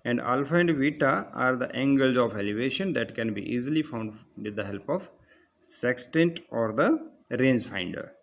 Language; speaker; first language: English; non-native, local second language; Punjabi